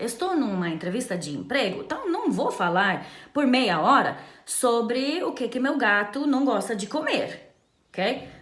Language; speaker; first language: Portuguese; non-native, fluent; Romanian